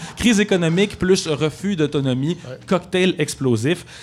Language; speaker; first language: French; native; French